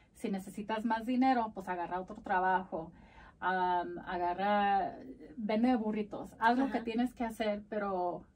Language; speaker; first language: English; early bilingual, other home language; Spanish